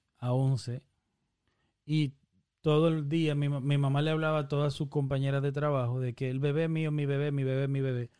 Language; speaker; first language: Spanish; early bilingual, heritage; Spanish